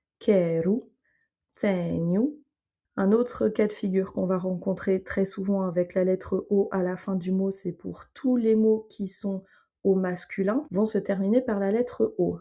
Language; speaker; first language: French; native; French